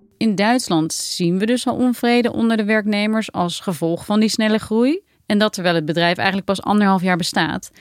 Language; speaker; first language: Dutch; native; Dutch